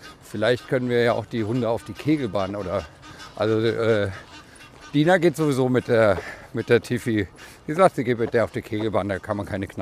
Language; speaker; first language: German; native; German